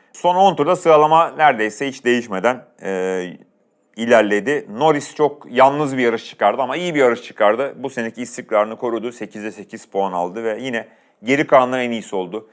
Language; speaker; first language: Turkish; native; Turkish